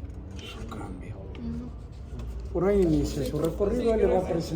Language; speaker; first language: Spanish; native; Spanish